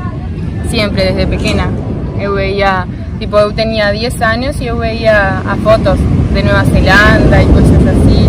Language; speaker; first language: Portuguese; non-native, learner; Spanish